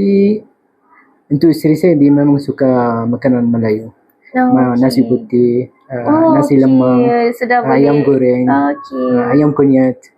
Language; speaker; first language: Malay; non-native, fluent; Arabic